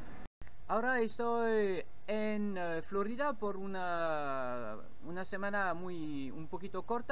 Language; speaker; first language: Spanish; non-native, learner; French